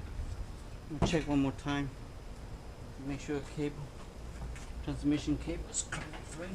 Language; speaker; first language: English; non-native, fluent; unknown